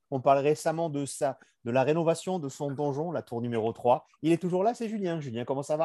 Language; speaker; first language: French; native; French